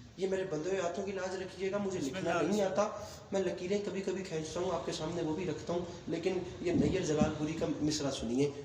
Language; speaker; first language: Urdu; non-native, local second language; Punjabi